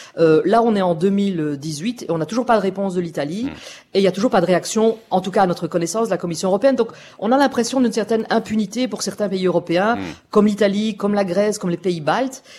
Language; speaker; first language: French; native; French